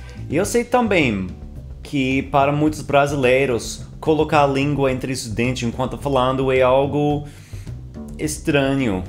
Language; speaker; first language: Portuguese; non-native, fluent; English